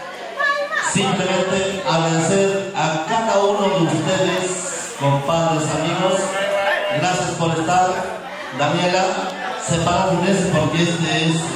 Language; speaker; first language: Spanish; native; Spanish